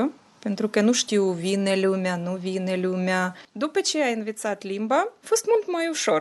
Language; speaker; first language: Romanian; non-native, learner; Ukrainian